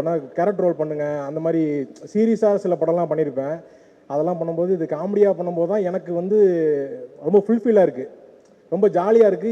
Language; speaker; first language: Tamil; native; Tamil